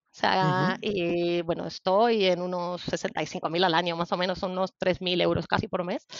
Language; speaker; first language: Spanish; native; Spanish